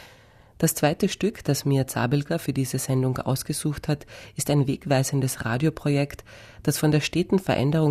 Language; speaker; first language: German; native; German